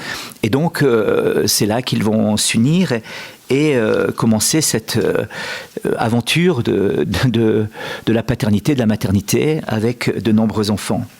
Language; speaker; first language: French; native; French